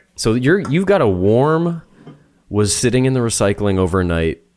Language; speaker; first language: English; native; English